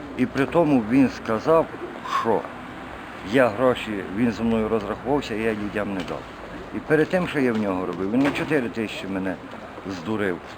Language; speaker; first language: Ukrainian; native; Ukrainian